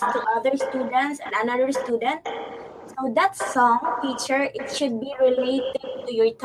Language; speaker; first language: English; non-native, fluent; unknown